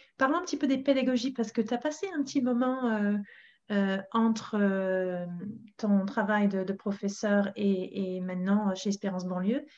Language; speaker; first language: French; non-native, fluent; English